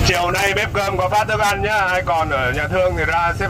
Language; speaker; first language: Vietnamese; native; Vietnamese